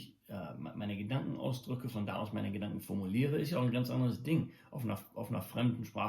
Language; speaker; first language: German; non-native, local second language; English